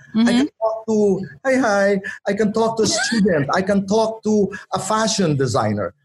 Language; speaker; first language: English; non-native, local second language; Waray